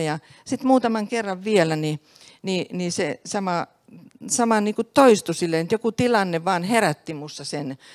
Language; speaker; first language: Finnish; native; Finnish